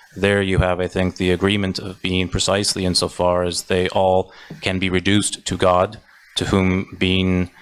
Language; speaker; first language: English; native; English